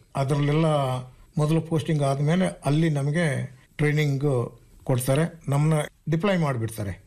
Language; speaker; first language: Kannada; non-native, local second language; Kodava